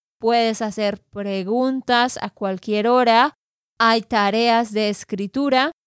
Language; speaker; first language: Spanish; native; Spanish